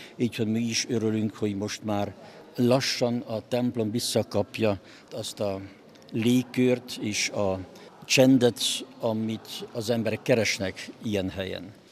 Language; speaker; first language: Hungarian; non-native, local second language; German